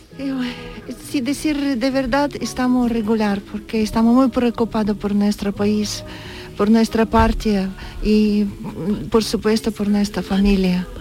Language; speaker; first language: Spanish; non-native, learner; Ukrainian